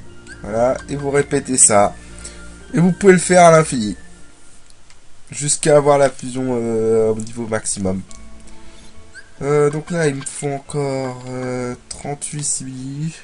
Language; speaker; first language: French; native; French